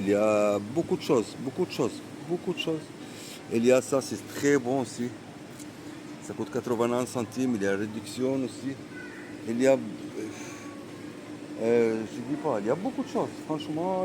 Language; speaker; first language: French; non-native, learner; Arabic